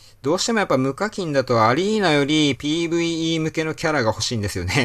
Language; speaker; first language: Japanese; native; Japanese